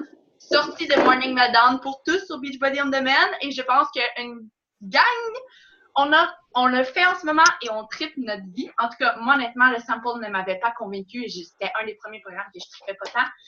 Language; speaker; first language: French; native; French